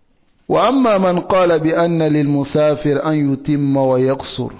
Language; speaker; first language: Arabic; non-native, fluent; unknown